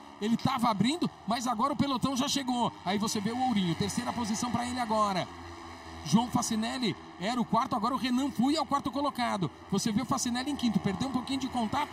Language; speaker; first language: Portuguese; native; Portuguese